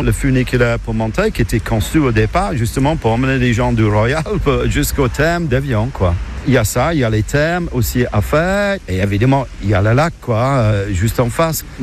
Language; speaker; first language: French; non-native, fluent; English